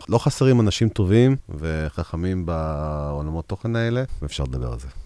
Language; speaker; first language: Hebrew; early bilingual, heritage; Hebrew